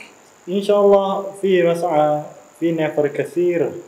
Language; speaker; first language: Arabic; non-native, learner; Indonesian